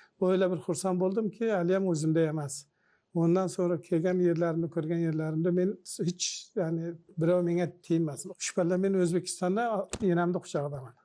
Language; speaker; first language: Uzbek; early bilingual, heritage; Uzbek